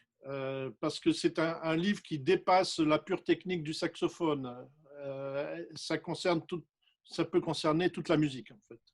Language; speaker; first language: French; native; French